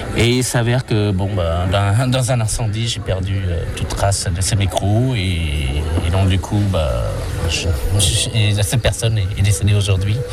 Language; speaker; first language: French; non-native, fluent; Khmer